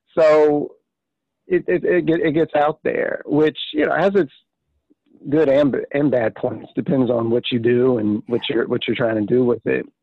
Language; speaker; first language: English; native; English